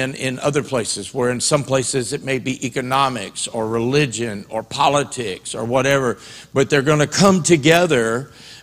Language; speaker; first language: English; native; English